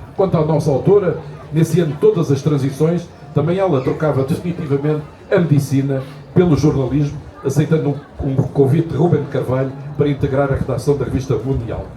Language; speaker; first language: Portuguese; native; Portuguese